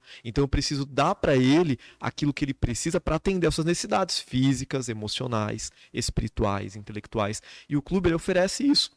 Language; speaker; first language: Portuguese; native; Portuguese